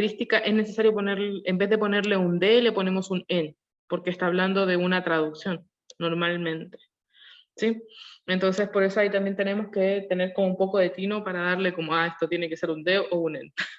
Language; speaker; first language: Spanish; non-native, learner; Korean